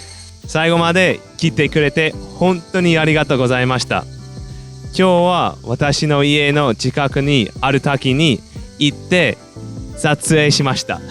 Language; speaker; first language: Japanese; non-native, fluent; English